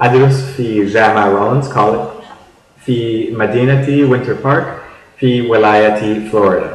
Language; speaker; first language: Arabic; non-native, learner; English